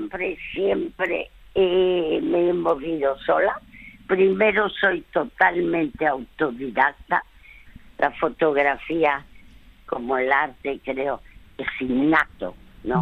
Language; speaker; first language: Spanish; non-native, fluent; French